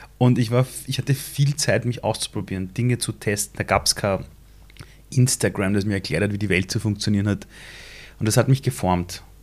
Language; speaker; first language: German; early bilingual, other home language; Persian